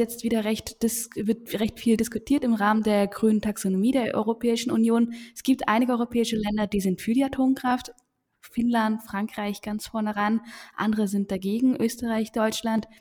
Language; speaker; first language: German; native; German